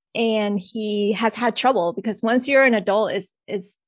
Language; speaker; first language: English; early bilingual, other home language; Spanish